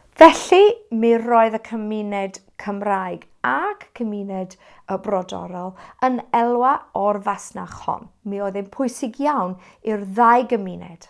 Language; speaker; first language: Welsh; non-native, local second language; English